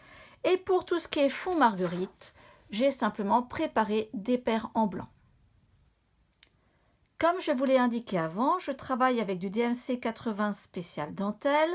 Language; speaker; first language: French; native; French